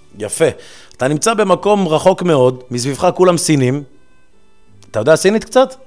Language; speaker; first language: Hebrew; native; Hebrew